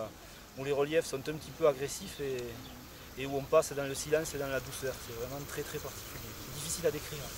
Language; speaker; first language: French; native; French